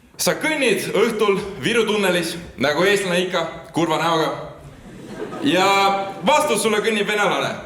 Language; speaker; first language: Estonian; non-native, local second language; Russian